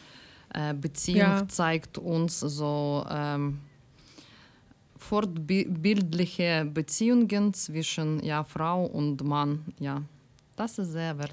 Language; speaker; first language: German; non-native, learner; Ukrainian